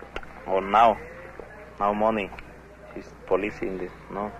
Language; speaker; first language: English; non-native, learner; Spanish